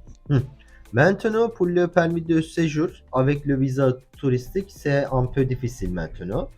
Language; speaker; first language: French; non-native, learner; Turkish